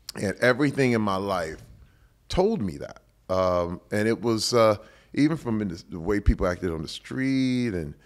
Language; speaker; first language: English; native; English